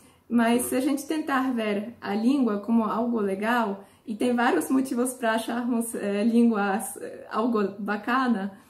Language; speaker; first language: Portuguese; non-native, fluent; Polish